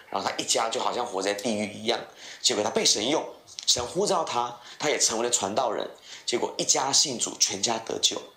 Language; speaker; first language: Chinese; native; Chinese